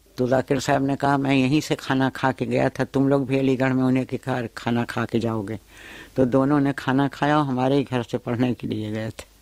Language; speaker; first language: Urdu; native; Urdu